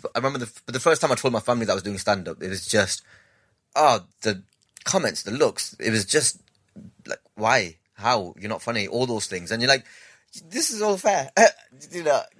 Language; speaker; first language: English; native; English